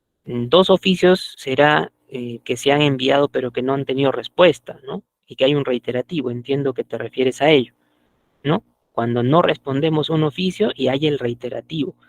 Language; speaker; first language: Spanish; native; Spanish